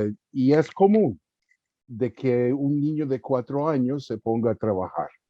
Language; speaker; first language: Spanish; early bilingual, heritage; Spanish